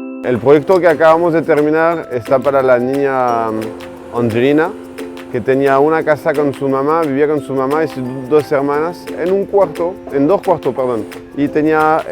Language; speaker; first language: Spanish; non-native, fluent; French